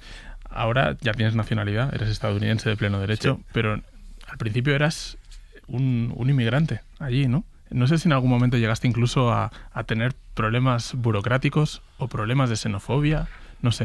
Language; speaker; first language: Spanish; native; Spanish